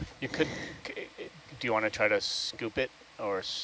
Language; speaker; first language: English; native; English